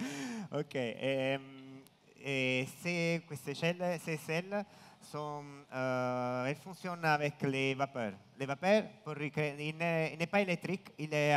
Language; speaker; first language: French; non-native, learner; Italian